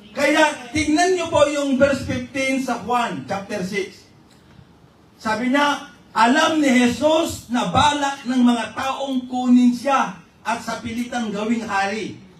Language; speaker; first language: Filipino; non-native, local second language; Iloko